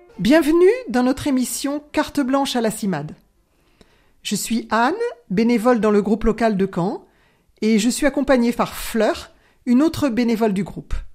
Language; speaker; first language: French; native; French